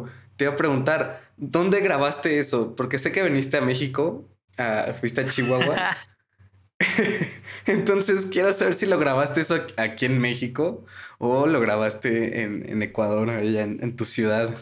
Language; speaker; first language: Spanish; native; Spanish